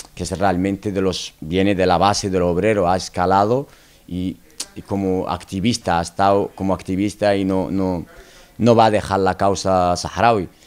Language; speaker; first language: Spanish; non-native, local second language; Arabic